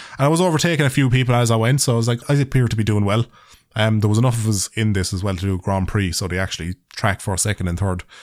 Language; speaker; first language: English; native; English